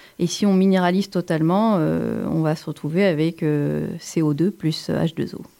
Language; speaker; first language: French; native; French